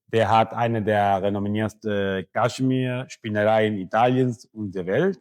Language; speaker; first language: German; non-native, fluent; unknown